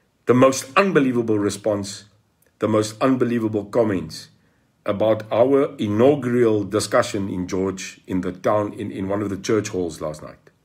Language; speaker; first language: English; non-native, local second language; Afrikaans